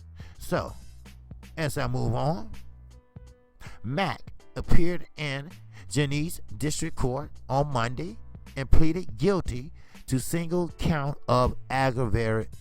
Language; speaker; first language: English; native; English